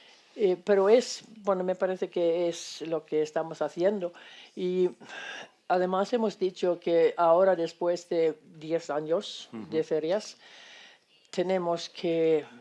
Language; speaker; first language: Spanish; non-native, fluent; Swedish